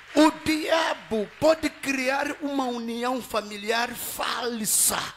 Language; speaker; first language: Portuguese; non-native, local second language; Tsonga